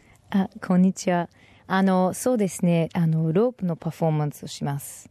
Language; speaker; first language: Japanese; non-native, fluent; English